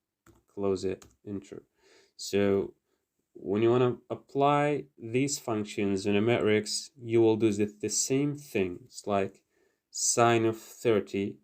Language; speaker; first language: English; non-native, fluent; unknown